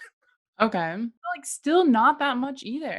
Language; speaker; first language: English; native; English